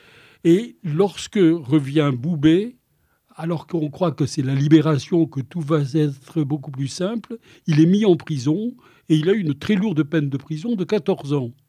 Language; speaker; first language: French; native; French